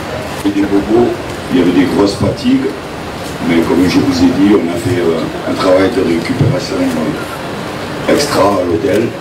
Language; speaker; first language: French; native; French